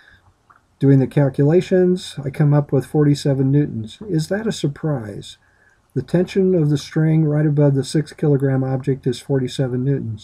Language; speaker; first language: English; native; English